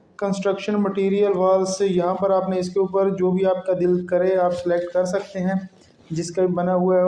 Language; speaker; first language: Urdu; non-native, local second language; Punjabi